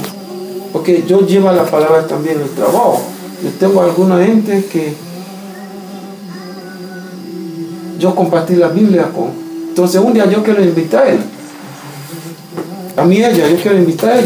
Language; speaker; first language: Spanish; non-native, learner; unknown